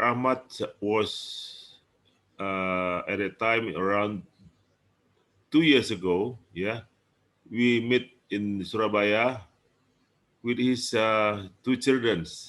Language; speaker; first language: English; non-native, learner; Indonesian